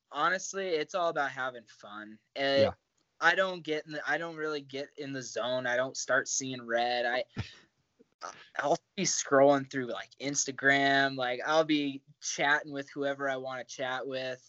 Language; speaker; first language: English; native; English